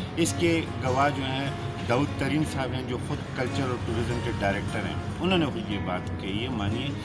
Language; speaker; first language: Urdu; non-native, local second language; Pashto